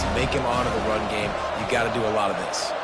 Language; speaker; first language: English; native; English